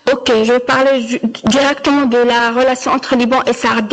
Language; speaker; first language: French; non-native, local second language; Arabic